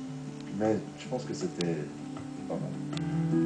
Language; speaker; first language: French; non-native, fluent; English